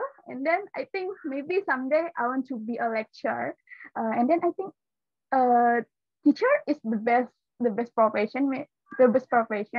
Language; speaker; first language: English; non-native, learner; Indonesian